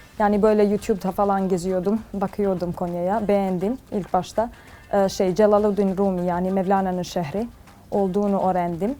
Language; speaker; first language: Turkish; non-native, fluent; Serbian